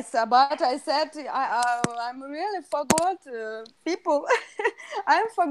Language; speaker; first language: English; non-native, learner; Russian